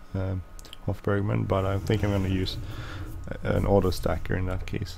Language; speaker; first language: English; non-native, fluent; Swedish